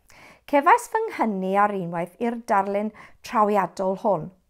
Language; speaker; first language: Welsh; non-native, fluent; English